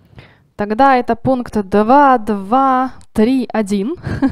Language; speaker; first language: Russian; native; Russian